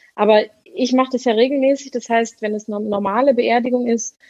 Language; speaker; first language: German; native; German